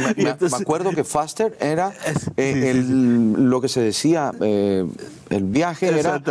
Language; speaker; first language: Spanish; native; Spanish